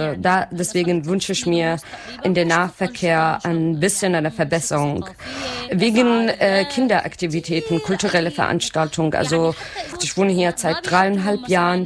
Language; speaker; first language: German; non-native, learner; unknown